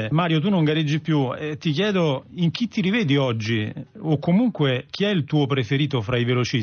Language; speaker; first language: Italian; native; Italian